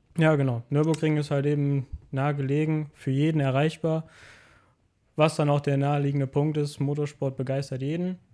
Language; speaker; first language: German; native; German